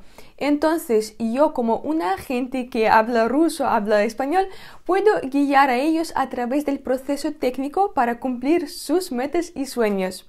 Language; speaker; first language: Spanish; non-native, fluent; Russian